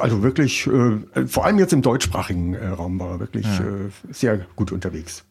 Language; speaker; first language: German; native; German